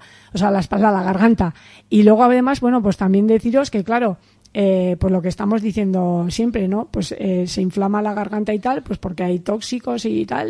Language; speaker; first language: Spanish; native; Spanish